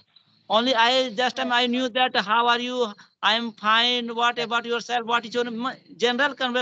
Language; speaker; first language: English; non-native, learner; Hindi